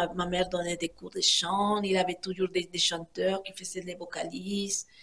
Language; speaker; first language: French; non-native, fluent; Spanish